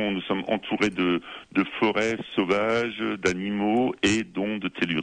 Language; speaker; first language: French; native; French